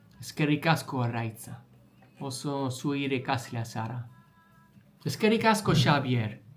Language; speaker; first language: Basque; non-native, learner; English